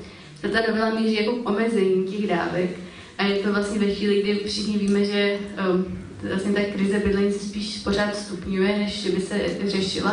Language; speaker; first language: Czech; native; Czech